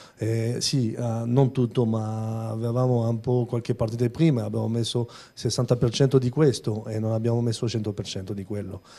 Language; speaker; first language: Italian; non-native, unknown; French